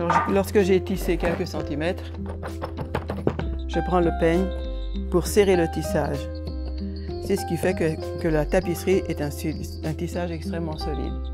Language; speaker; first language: French; non-native, fluent; Hungarian